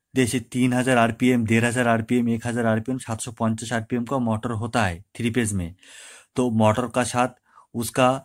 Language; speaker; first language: Hindi; non-native, local second language; Bangla